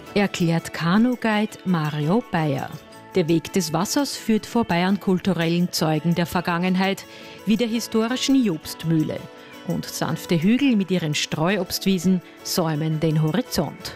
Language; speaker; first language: German; native; German